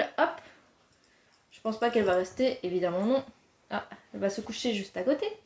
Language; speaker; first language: French; native; French